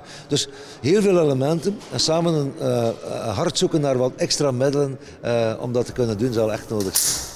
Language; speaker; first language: Dutch; native; Dutch